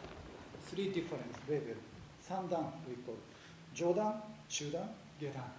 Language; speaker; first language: English; non-native, learner; Japanese